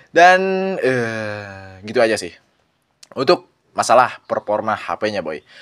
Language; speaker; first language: Indonesian; non-native, local second language; Sundanese